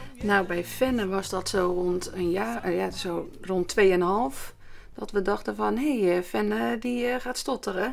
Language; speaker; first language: Dutch; native; Dutch